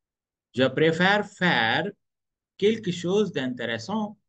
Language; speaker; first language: French; non-native, fluent; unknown